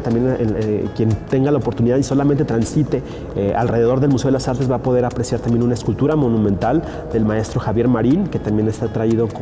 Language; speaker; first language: Spanish; native; Spanish